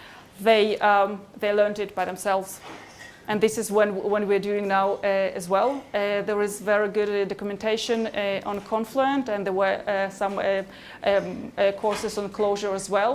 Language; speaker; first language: English; non-native, fluent; Hebrew